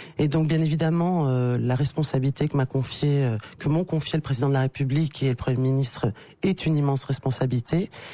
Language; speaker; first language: French; native; French